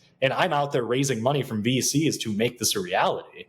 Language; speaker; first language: English; native; English